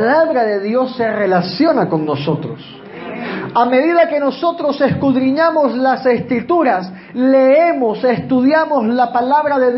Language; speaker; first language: Spanish; native; Spanish